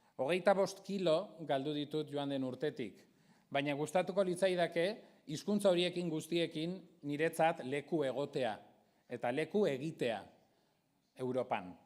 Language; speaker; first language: Basque; non-native, local second language; Spanish